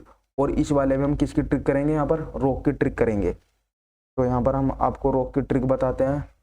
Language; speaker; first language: Hindi; native; Hindi